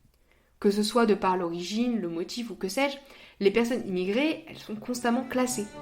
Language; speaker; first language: French; native; French